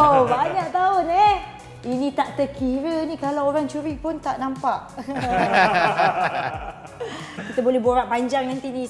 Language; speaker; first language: Malay; native; Malay